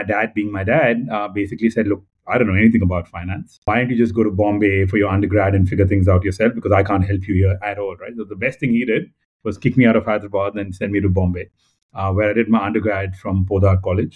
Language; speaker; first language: English; non-native, local second language; Telugu